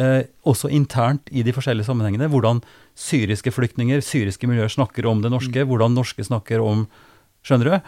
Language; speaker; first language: Norwegian; native; Norwegian